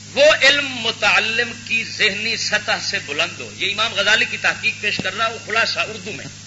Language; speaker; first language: Urdu; non-native, local second language; Punjabi